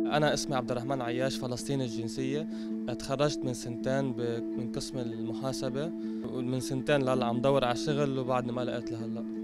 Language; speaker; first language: Arabic; native; Arabic